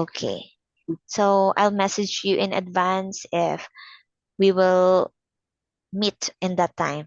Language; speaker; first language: English; non-native, fluent; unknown